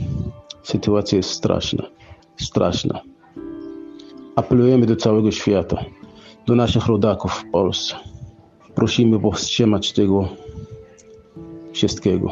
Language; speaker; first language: Polish; non-native, fluent; Arabic